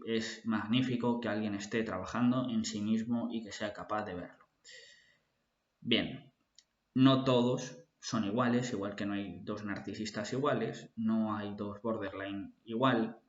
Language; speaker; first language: Spanish; native; Spanish